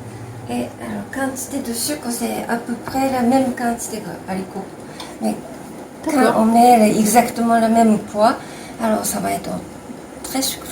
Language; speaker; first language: French; non-native, fluent; Japanese